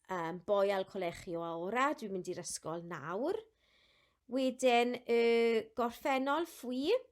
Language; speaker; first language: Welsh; non-native, local second language; English